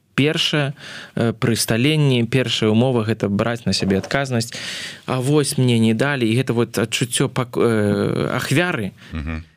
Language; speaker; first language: Belarusian; non-native, local second language; Russian